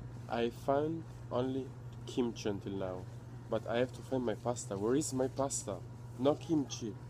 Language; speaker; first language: English; non-native, learner; Italian